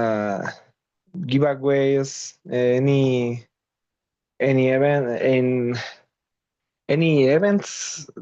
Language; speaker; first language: English; non-native, learner; Spanish